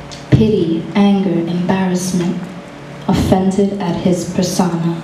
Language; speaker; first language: English; early bilingual, other home language; Spanish